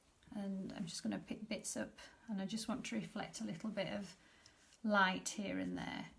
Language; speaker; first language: English; native; English